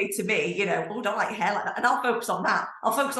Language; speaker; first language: English; native; English